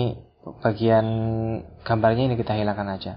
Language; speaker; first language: Indonesian; native; Indonesian